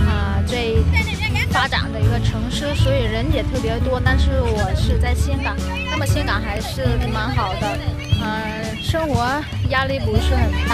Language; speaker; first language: Chinese; non-native, fluent; Vietnamese